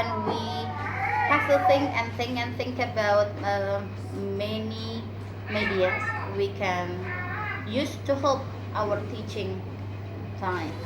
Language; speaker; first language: English; non-native, fluent; Indonesian